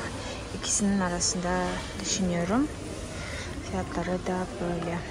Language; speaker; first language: Turkish; non-native, fluent; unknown